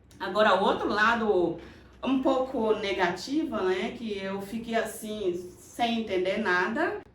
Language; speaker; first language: Portuguese; non-native, fluent; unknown